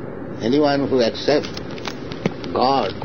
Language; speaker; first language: English; non-native, local second language; Bangla